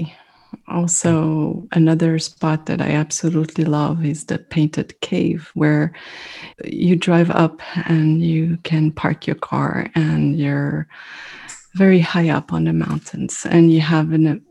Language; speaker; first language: English; non-native, fluent; French